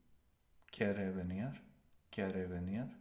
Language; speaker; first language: Spanish; non-native, learner; English